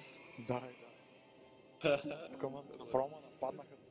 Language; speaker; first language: Bulgarian; native; Bulgarian